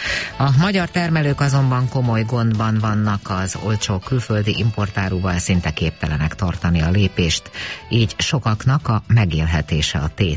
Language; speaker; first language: Hungarian; native; Hungarian